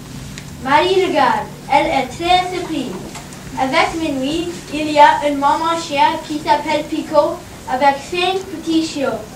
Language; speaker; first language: French; non-native, learner; English